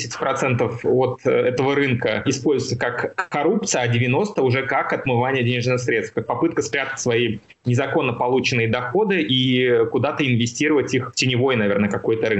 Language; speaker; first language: Russian; native; Russian